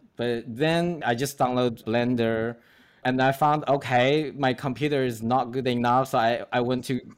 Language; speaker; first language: English; non-native, fluent; Chinese